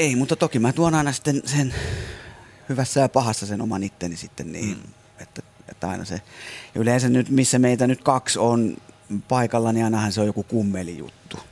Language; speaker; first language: Finnish; native; Finnish